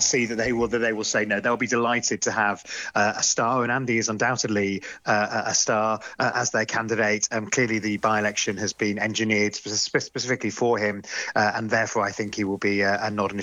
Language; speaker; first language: English; native; English